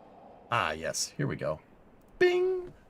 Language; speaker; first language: English; native; English